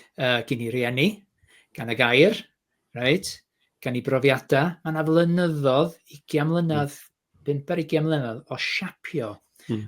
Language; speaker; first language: Welsh; native; Welsh